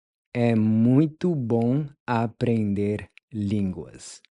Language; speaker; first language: Portuguese; non-native, fluent; English